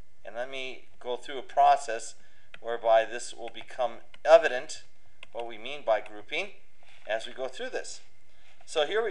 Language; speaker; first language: English; native; English